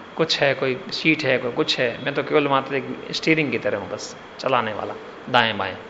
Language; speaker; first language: Hindi; non-native, local second language; Gujarati